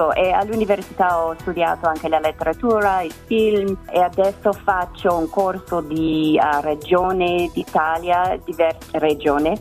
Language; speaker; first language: Italian; non-native, learner; English